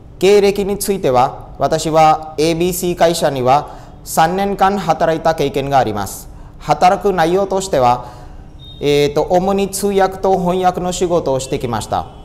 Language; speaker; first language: Japanese; non-native, fluent; Hindi